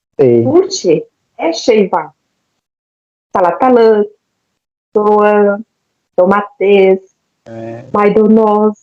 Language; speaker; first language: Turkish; non-native, learner; Portuguese